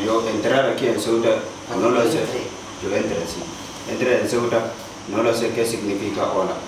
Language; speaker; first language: Spanish; non-native, learner; Arabic